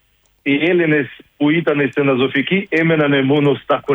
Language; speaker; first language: Greek; non-native, learner; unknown